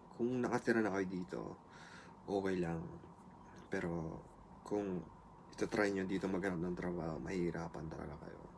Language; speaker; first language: Filipino; native; Filipino